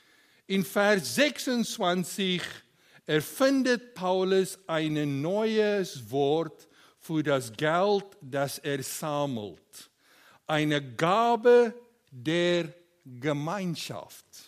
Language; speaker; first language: German; non-native, learner; Afrikaans